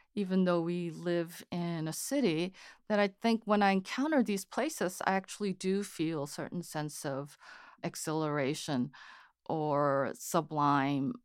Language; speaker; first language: English; non-native, fluent; Korean